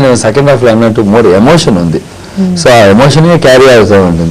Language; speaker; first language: Telugu; non-native, learner; Tamil